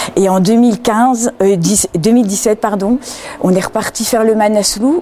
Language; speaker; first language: French; native; French